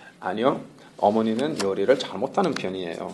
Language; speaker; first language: Korean; non-native, learner; Italian